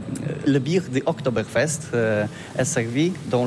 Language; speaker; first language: French; non-native, learner; Polish